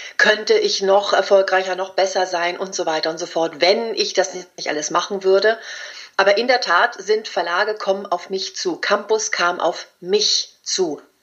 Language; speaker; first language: German; early bilingual, other home language; Spanish